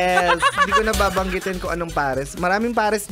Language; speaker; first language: Filipino; native; Filipino